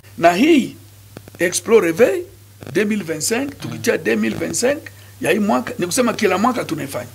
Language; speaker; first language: Swahili; non-native, local second language; Nande